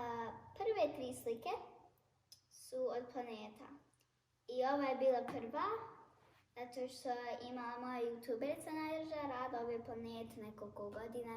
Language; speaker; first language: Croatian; early bilingual, heritage; Bosnian